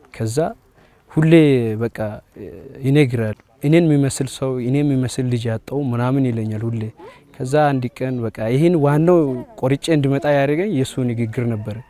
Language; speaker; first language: Amharic; early bilingual, heritage; Amharic